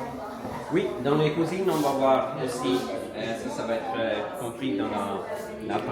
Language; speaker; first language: French; non-native, learner; Italian